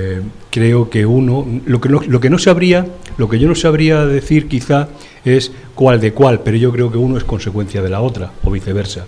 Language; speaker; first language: Spanish; native; Spanish